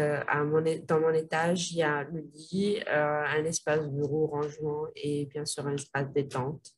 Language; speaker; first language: French; non-native, local second language; Arabic